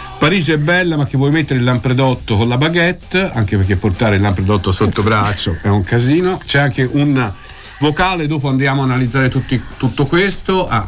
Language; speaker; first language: Italian; native; Italian